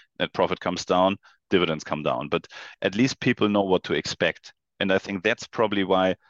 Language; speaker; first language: English; non-native, fluent; German